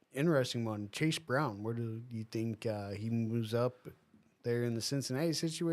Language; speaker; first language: English; native; English